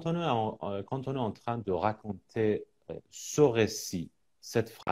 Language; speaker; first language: French; non-native, fluent; Persian